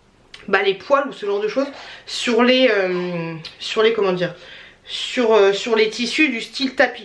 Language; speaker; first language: French; native; French